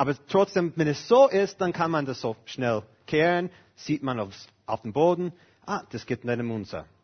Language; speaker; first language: German; non-native, fluent; English